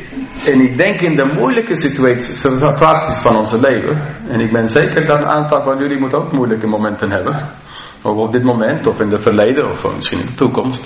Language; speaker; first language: Dutch; non-native, fluent; English